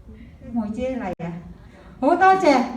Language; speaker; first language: Cantonese; non-native, fluent; Thai